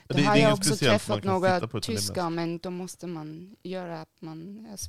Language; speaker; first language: Swedish; non-native, fluent; German